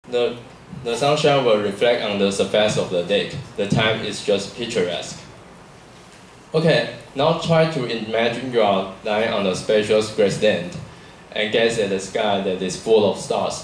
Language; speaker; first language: English; non-native, learner; Chinese